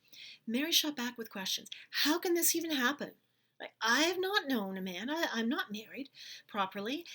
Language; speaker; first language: English; native; English